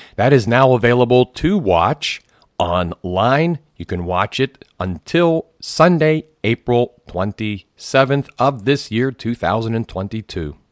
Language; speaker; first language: English; native; English